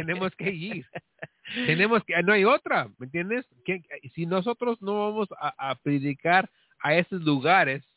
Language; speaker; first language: Spanish; early bilingual, heritage; Spanish